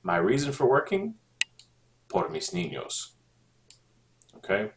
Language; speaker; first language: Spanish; non-native, fluent; English